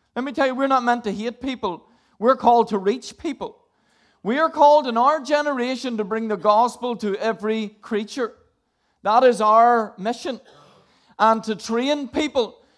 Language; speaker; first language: English; native; English